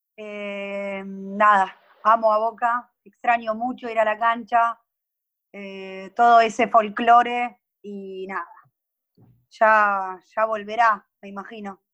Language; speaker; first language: Spanish; native; Spanish